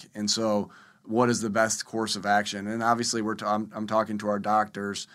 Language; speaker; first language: English; native; English